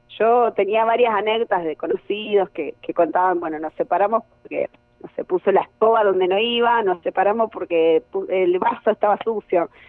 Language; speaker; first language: Spanish; native; Spanish